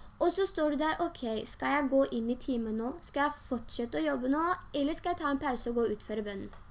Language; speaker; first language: Norwegian; early bilingual, other home language; Urdu